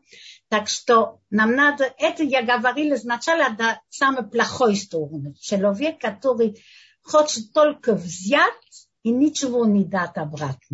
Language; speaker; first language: Russian; non-native, learner; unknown